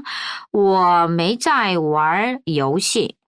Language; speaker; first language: Chinese; non-native, fluent; Korean